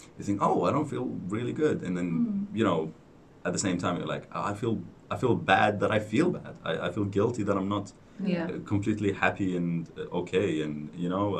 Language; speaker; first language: English; non-native, fluent; Persian